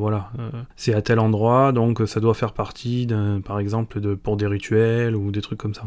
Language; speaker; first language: French; native; French